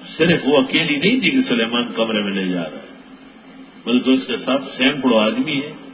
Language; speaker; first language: Urdu; non-native, local second language; Pashto